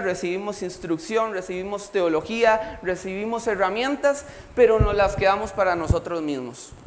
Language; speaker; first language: Spanish; native; Spanish